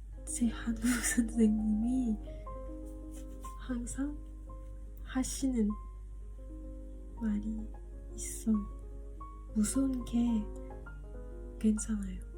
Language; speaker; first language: Korean; non-native, learner; French